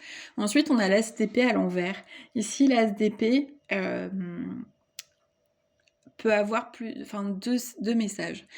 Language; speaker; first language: French; native; French